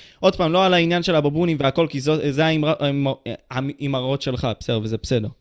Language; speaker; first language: Hebrew; native; Hebrew